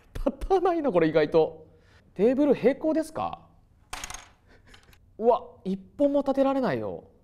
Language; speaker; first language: Japanese; native; Japanese